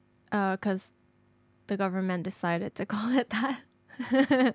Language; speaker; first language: English; non-native, fluent; Japanese